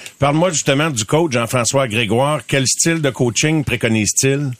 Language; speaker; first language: French; native; French